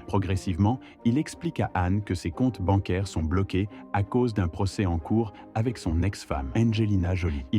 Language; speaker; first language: French; native; French